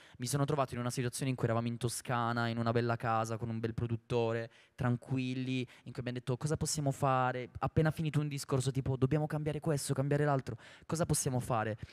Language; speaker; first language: Italian; native; Italian